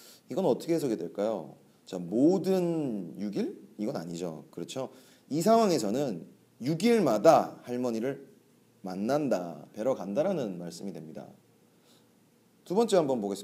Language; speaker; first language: Korean; native; Korean